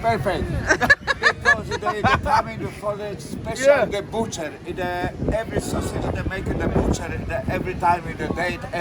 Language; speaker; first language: English; non-native, learner; Polish